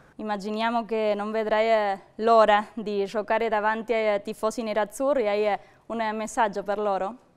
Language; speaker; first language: Italian; native; Italian